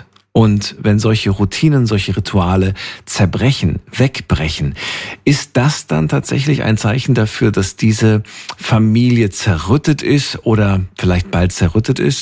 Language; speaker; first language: German; native; German